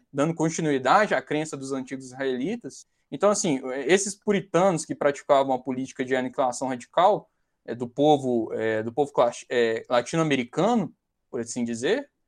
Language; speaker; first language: Portuguese; native; Portuguese